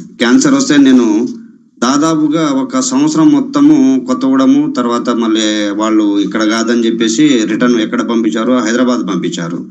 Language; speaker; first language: Telugu; non-native, local second language; Lambadi